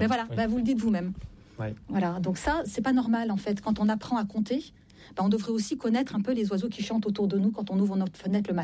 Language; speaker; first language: French; native; French